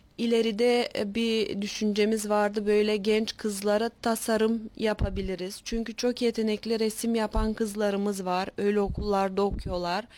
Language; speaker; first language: Turkish; native; Turkish